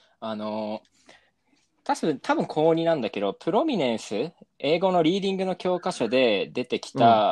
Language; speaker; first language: Japanese; native; Japanese